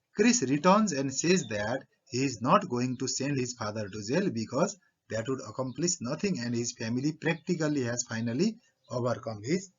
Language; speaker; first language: English; non-native, local second language; Nepali